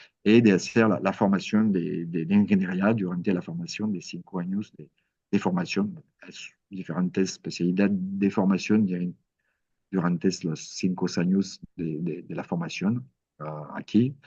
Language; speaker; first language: Spanish; non-native, learner; French